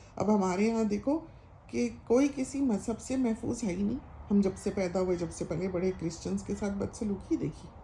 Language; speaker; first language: Urdu; native; Urdu